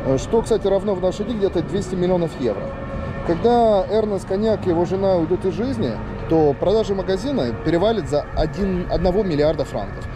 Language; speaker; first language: Russian; early bilingual, heritage; Russian